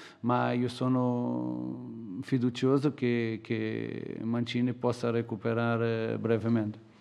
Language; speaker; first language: Italian; non-native, fluent; Portuguese